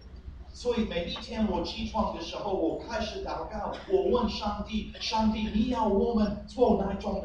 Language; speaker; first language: Chinese; non-native, fluent; English